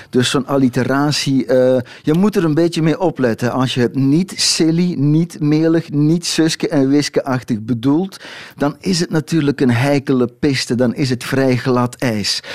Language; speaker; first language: Dutch; native; Dutch